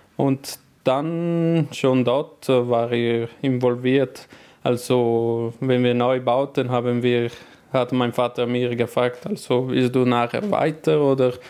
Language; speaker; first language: German; non-native, local second language; Italian